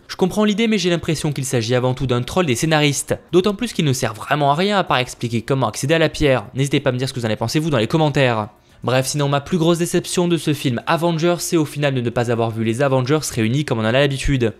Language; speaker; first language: French; native; French